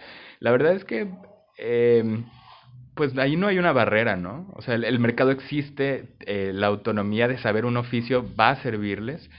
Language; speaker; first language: Spanish; native; Spanish